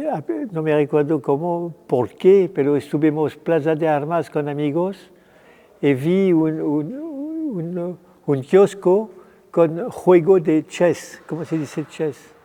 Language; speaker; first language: Spanish; non-native, fluent; French